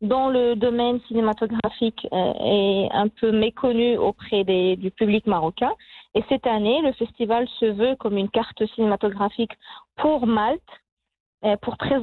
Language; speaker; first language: French; non-native, local second language; Arabic